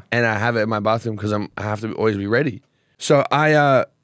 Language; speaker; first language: English; native; English